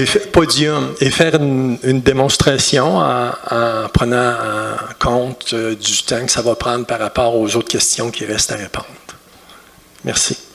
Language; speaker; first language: French; native; French